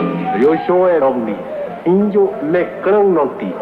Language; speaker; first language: Portuguese; non-native, local second language; Kayapó